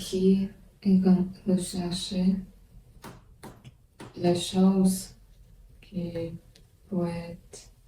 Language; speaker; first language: French; non-native, learner; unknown